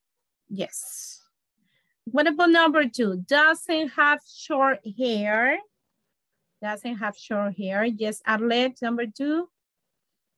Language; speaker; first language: English; non-native, learner; Spanish